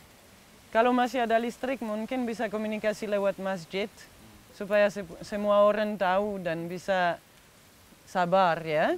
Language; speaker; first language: Indonesian; non-native, fluent; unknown